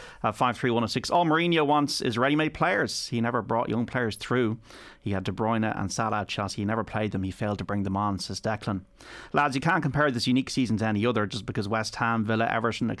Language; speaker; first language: English; native; English